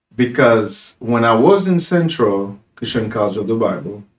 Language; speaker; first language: English; non-native, fluent; Haitian Creole